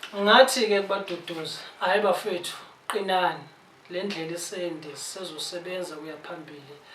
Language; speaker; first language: Zulu; non-native, local second language; Tswana